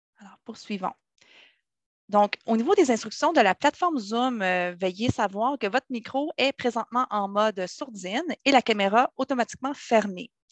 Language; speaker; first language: French; native; French